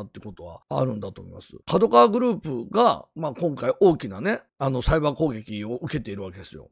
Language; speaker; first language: Japanese; native; Japanese